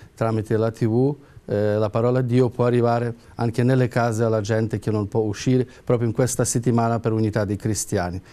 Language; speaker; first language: Italian; non-native, fluent; Ukrainian